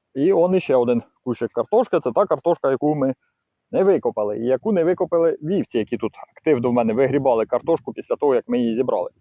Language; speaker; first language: Ukrainian; native; Ukrainian